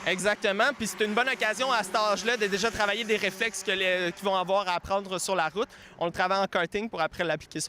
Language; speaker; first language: French; native; French